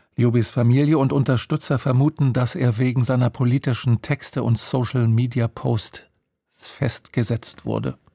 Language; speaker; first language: German; native; German